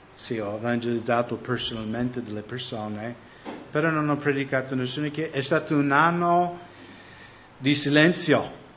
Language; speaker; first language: Italian; non-native, fluent; English